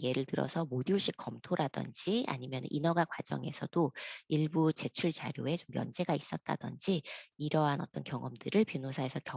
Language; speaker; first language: Korean; native; Korean